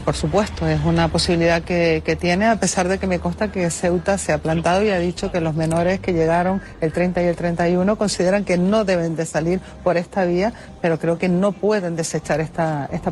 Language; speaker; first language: Spanish; native; Spanish